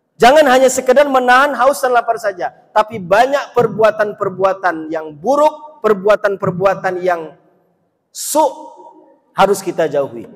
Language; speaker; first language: Indonesian; non-native, local second language; Minangkabau